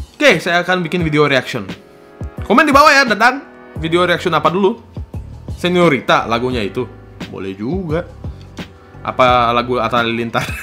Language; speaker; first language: Indonesian; non-native, fluent; Russian